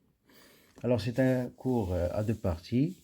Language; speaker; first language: French; non-native, local second language; Arabic